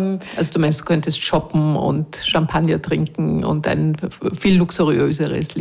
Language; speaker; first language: German; native; German